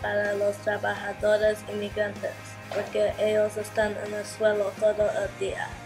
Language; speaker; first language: Spanish; non-native, learner; English